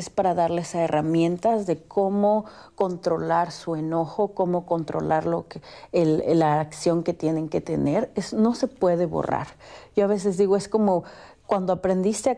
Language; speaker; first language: Spanish; early bilingual, heritage; Spanish